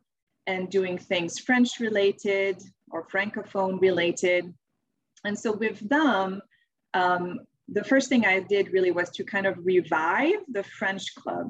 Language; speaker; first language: English; non-native, fluent; French